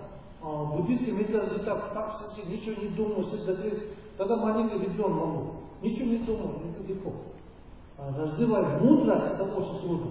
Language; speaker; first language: Russian; non-native, learner; Tibetan